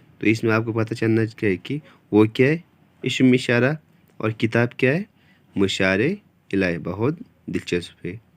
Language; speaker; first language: Urdu; non-native, local second language; Kashmiri